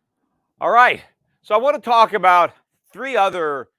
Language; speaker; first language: English; native; English